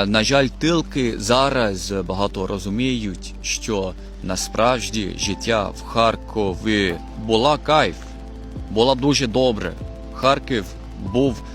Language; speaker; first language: Ukrainian; non-native, fluent; English